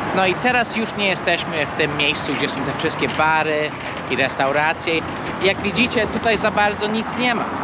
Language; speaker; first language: Polish; non-native, fluent; English